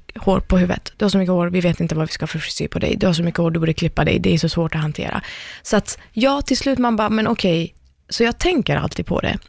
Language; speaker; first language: Swedish; early bilingual, other home language; Persian